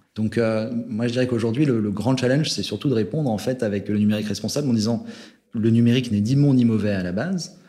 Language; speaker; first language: French; native; French